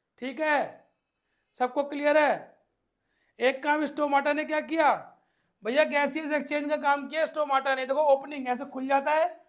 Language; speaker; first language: Hindi; native; Hindi